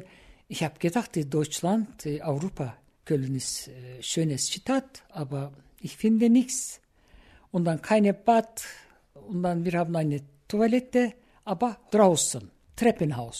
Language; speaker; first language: German; non-native, learner; Turkish